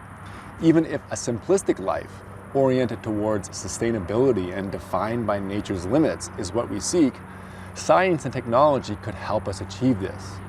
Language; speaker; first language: English; native; English